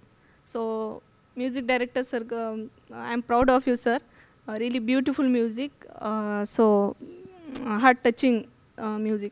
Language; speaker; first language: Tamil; non-native, learner; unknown